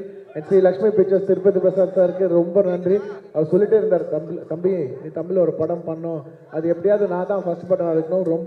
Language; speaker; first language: Tamil; non-native, local second language; Telugu